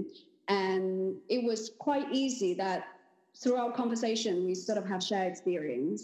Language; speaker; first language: English; non-native, local second language; Cantonese